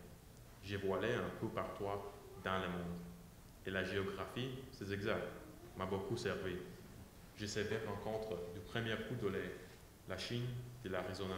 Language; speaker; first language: French; non-native, learner; English